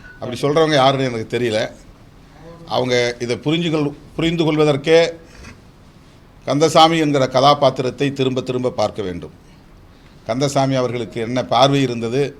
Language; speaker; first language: Tamil; native; Tamil